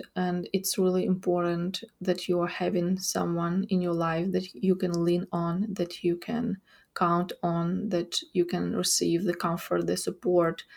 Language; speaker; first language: English; non-native, fluent; Ukrainian